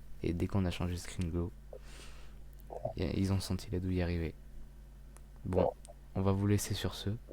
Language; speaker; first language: French; native; French